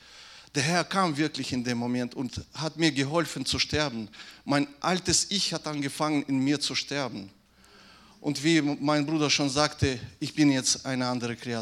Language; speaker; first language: German; non-native, fluent; Russian